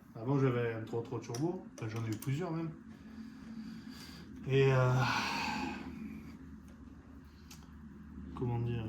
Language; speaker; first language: French; native; French